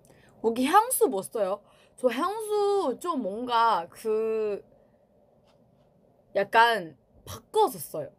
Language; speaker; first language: Korean; non-native, fluent; Chinese